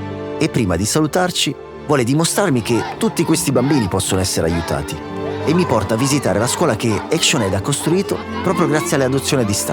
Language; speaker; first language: Italian; native; Italian